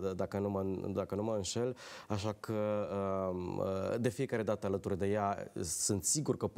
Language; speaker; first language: Romanian; native; Romanian